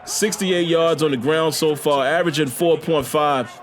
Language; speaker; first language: English; native; English